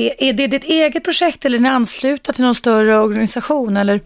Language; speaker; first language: Swedish; native; Swedish